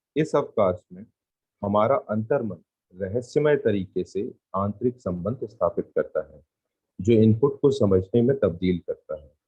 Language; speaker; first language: Hindi; native; Hindi